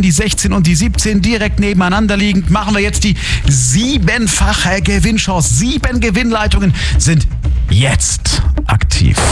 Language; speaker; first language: German; native; German